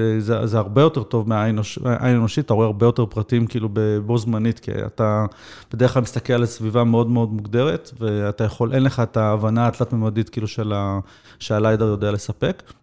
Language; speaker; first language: Hebrew; native; Hebrew